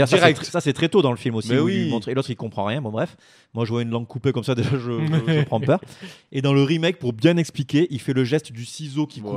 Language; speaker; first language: French; native; French